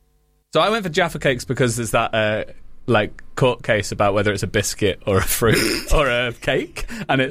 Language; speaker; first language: English; native; English